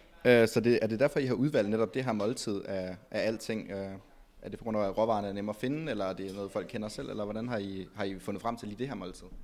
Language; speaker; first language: Danish; native; Danish